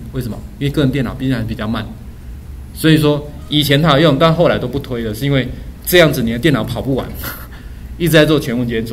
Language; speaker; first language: Chinese; native; Chinese